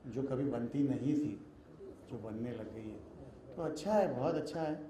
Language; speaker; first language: Hindi; non-native, local second language; Marathi